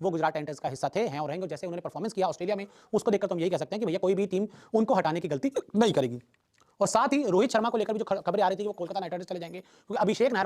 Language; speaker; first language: Hindi; native; Hindi